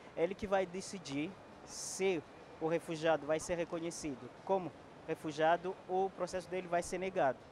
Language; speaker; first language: Portuguese; non-native, fluent; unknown